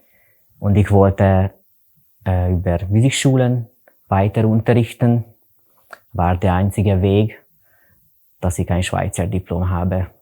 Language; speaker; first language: German; non-native, learner; Hungarian